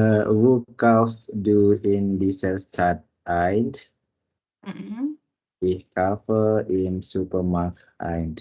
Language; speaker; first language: German; non-native, learner; Indonesian